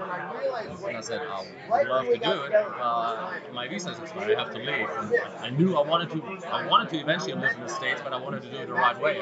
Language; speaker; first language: English; non-native, fluent; German